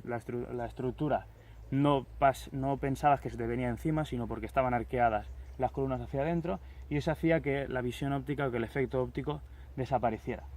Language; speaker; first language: Spanish; native; Spanish